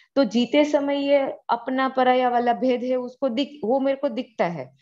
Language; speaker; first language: Hindi; non-native, local second language; Gujarati